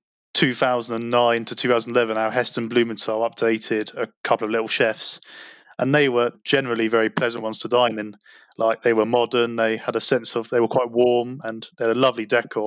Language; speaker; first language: English; native; English